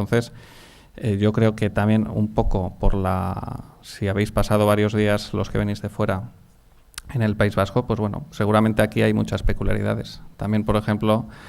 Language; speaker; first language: Spanish; native; Spanish